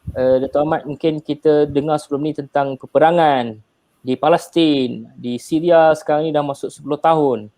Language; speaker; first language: Malay; native; Malay